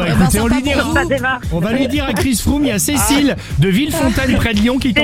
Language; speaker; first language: French; native; French